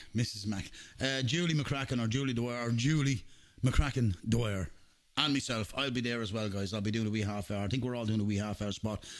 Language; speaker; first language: English; native; English